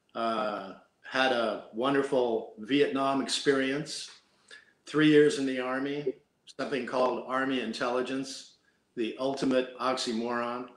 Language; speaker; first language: English; native; English